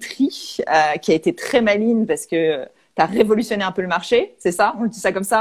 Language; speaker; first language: French; native; French